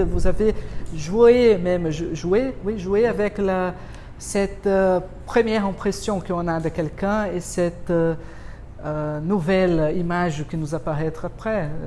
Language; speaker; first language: French; non-native, fluent; Portuguese